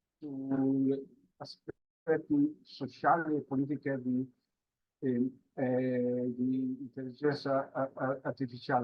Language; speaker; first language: Italian; non-native, fluent; Polish